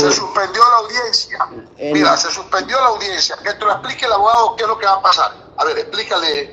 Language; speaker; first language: Spanish; native; Spanish